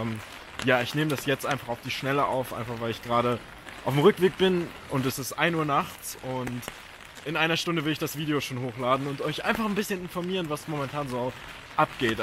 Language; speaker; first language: German; native; German